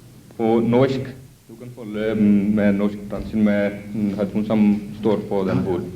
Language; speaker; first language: Norwegian; non-native, learner; Urdu